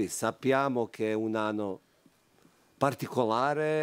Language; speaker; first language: Italian; non-native, fluent; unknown